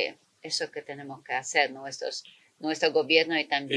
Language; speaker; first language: Spanish; non-native, fluent; Polish